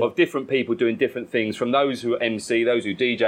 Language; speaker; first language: English; native; English